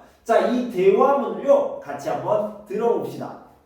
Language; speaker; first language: Korean; native; Korean